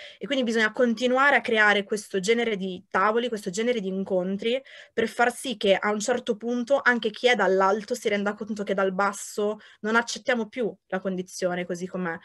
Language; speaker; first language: Italian; native; Italian